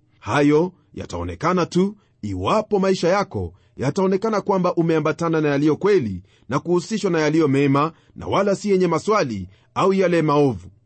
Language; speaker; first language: Swahili; non-native, local second language; Luyia